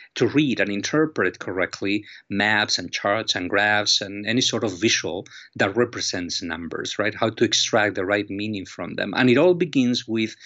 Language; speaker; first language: English; non-native, fluent; Spanish